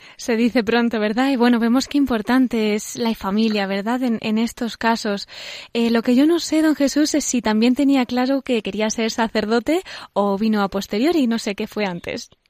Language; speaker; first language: Spanish; native; Spanish